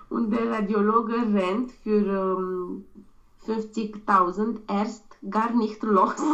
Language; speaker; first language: German; non-native, learner; Romanian